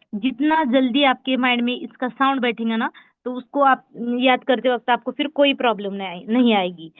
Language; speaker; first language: Hindi; native; Hindi